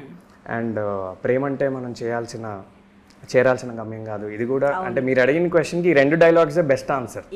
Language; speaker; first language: Telugu; native; Telugu